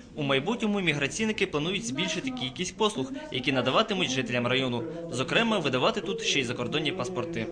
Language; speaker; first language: Ukrainian; native; Ukrainian